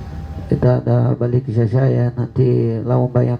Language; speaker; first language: Indonesian; non-native, fluent; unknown